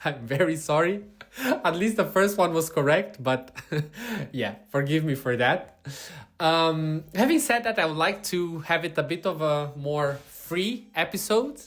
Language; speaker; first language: English; non-native, fluent; Italian